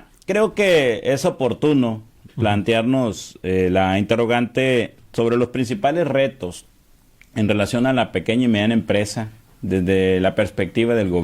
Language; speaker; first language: Spanish; native; Spanish